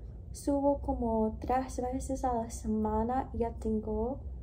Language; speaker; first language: Spanish; non-native, learner; English